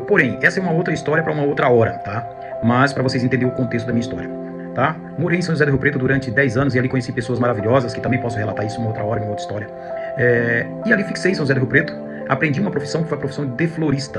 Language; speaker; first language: Portuguese; native; Portuguese